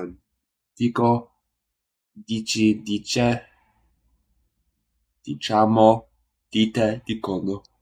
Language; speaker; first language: Italian; non-native, learner; English